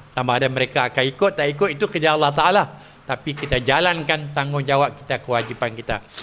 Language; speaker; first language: Malay; native; Malay